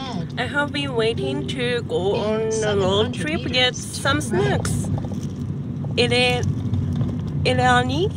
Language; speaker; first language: English; non-native, learner; Japanese